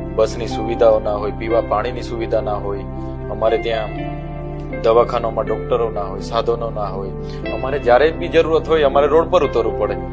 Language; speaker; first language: Gujarati; non-native, local second language; Bhili